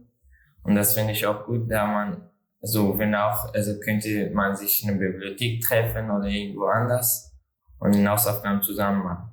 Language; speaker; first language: German; non-native, learner; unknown